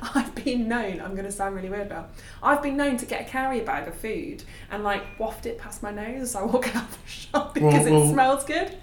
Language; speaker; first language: English; native; English